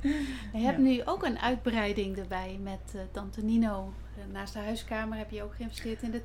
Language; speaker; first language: Dutch; native; Dutch